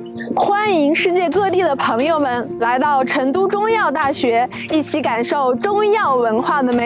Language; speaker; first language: Chinese; native; Chinese